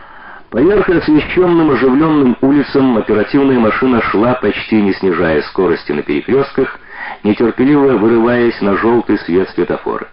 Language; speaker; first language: Russian; native; Russian